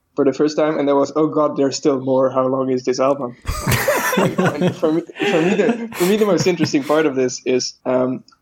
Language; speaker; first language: English; non-native, fluent; Dutch